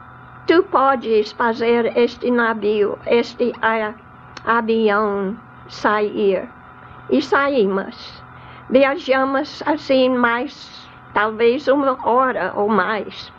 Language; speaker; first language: Portuguese; non-native, fluent; English